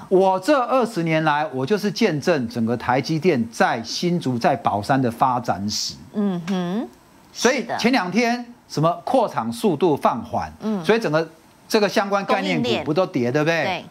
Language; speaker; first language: Chinese; native; Chinese